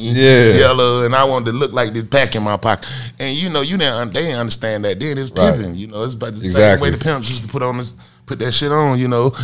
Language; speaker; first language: English; native; English